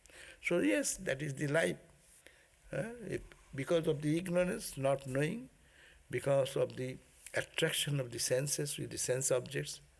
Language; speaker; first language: English; non-native, local second language; Bangla